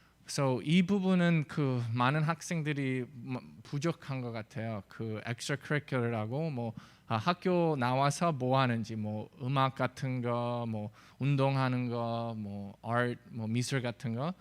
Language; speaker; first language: Korean; early bilingual, heritage; English